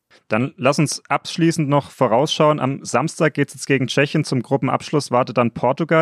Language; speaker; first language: German; native; German